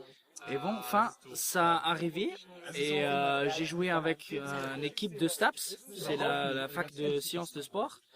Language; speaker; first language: French; non-native, fluent; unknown